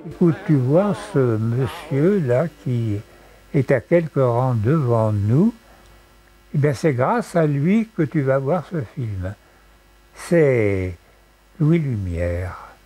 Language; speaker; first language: French; native; French